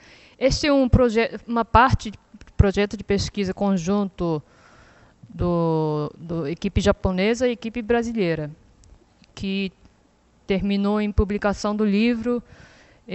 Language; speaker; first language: Portuguese; non-native, fluent; Japanese